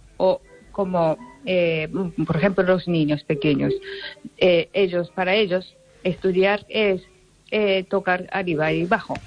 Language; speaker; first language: Spanish; non-native, learner; Japanese